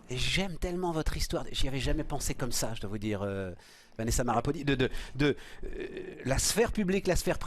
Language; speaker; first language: French; native; French